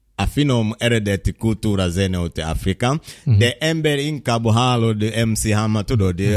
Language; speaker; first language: Hungarian; non-native, learner; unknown